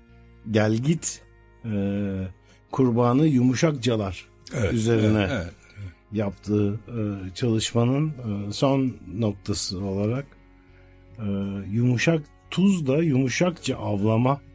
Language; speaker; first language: Turkish; native; Turkish